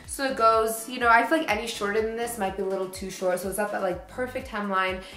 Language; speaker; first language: English; native; English